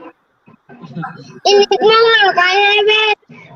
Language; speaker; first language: English; non-native, learner; Bangla